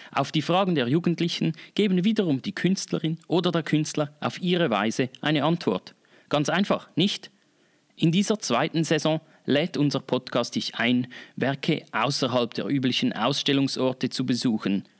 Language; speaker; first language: German; native; German